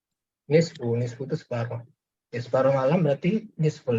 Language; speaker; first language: Indonesian; native; Indonesian